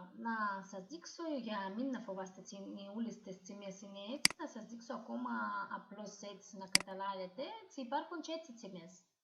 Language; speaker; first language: Greek; non-native, learner; Russian